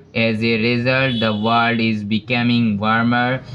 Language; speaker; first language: English; non-native, local second language; Bangla